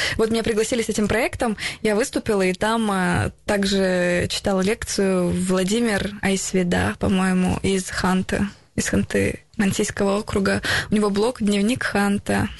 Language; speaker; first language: Russian; native; Russian